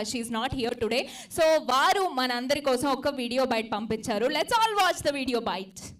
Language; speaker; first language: Telugu; native; Telugu